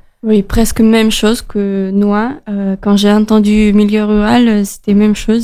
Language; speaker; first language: French; non-native, learner; Russian